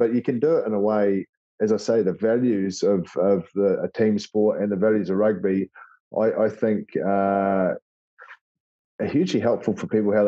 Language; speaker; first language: English; native; English